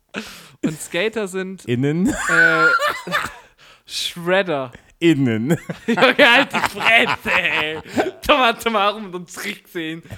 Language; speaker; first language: German; native; German